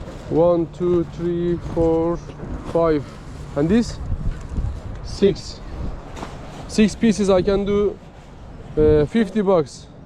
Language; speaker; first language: English; non-native, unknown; Turkish